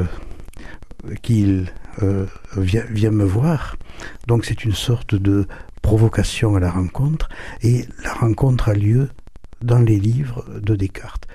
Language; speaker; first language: French; native; French